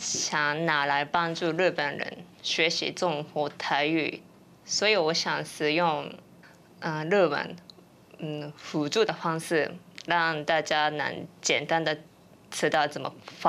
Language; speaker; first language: Chinese; non-native, fluent; Japanese